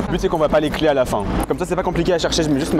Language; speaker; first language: French; native; French